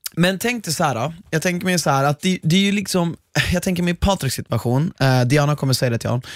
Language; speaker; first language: Swedish; native; Swedish